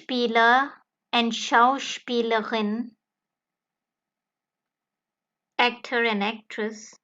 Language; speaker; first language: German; non-native, fluent; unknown